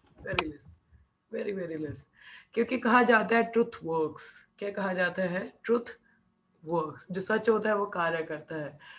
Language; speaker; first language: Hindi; non-native, local second language; Punjabi